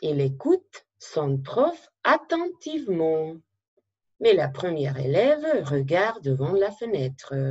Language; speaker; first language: French; non-native, fluent; Macedonian